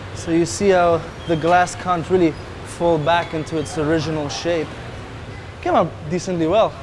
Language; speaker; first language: English; non-native, fluent; Italian